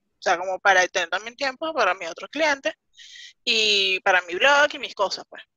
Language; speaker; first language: Spanish; native; Spanish